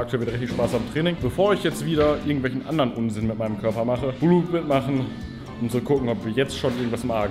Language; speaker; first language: German; native; German